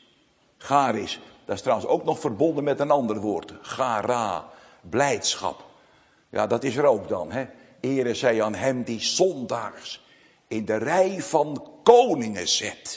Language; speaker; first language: Dutch; native; Dutch